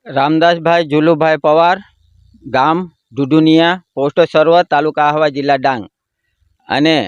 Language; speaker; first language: Gujarati; non-native, local second language; Kukna